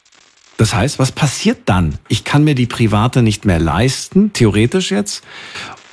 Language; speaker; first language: German; native; German